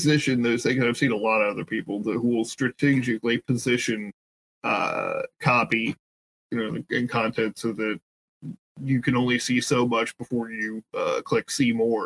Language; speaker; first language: English; native; English